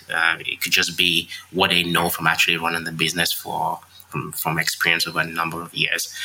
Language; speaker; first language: English; non-native, local second language; Yoruba